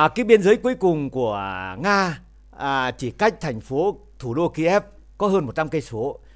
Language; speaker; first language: Vietnamese; native; Vietnamese